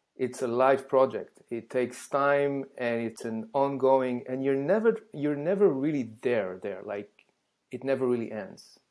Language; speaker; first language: English; non-native, fluent; Hebrew